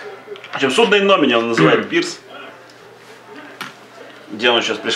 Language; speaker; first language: Russian; native; Russian